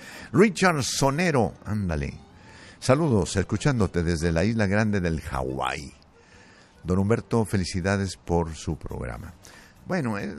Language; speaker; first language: Spanish; native; Spanish